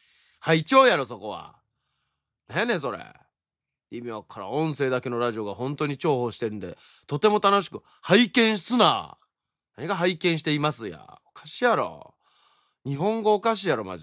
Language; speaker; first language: Japanese; native; Japanese